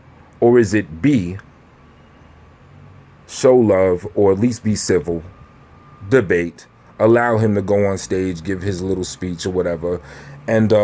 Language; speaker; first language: English; native; English